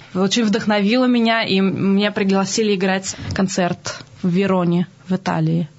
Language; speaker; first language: Russian; native; Russian